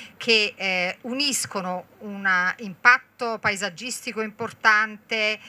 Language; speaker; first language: Italian; native; Italian